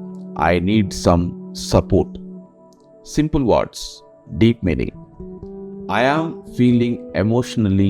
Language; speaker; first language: English; non-native, local second language; Telugu